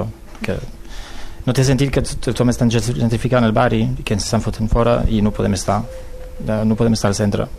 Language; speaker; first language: Catalan; non-native, local second language; Spanish